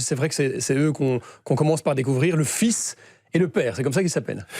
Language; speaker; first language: French; native; French